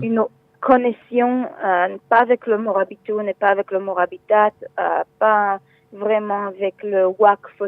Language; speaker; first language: French; non-native, fluent; Hebrew